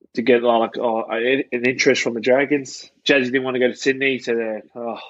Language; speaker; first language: English; native; English